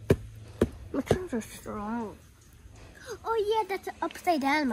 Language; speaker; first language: English; native; English